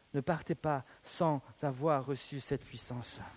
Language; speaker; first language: French; native; French